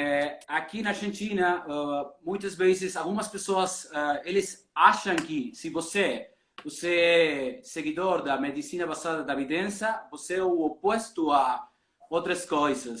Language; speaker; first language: Portuguese; non-native, learner; Spanish